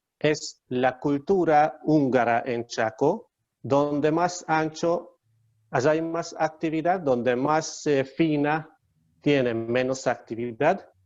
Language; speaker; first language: Spanish; non-native, learner; Hungarian